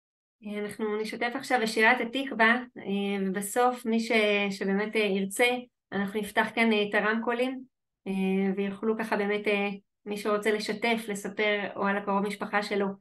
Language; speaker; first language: Hebrew; native; Hebrew